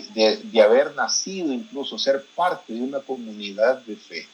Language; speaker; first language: Spanish; native; Spanish